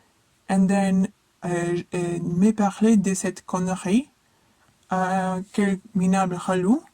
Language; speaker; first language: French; non-native, fluent; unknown